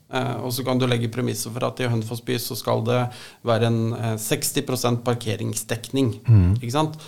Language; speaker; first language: Norwegian; native; Norwegian